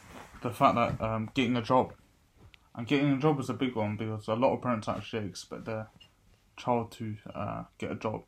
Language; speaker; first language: English; native; English